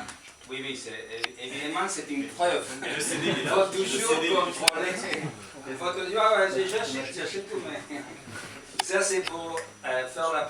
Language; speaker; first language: French; non-native, learner; Spanish